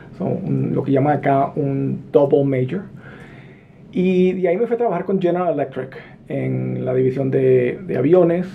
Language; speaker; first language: Spanish; native; Spanish